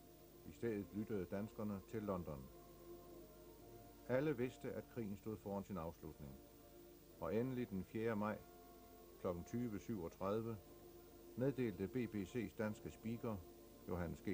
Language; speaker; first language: Danish; native; Danish